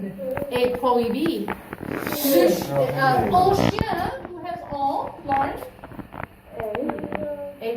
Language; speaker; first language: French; non-native, fluent; English